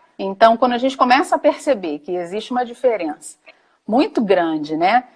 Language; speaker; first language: Portuguese; native; Portuguese